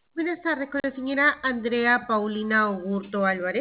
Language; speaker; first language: Spanish; native; Spanish